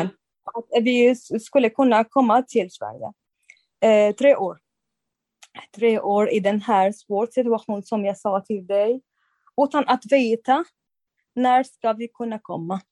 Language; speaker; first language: Swedish; non-native, fluent; Arabic